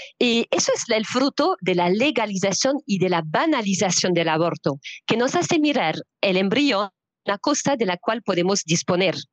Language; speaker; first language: Spanish; non-native, fluent; French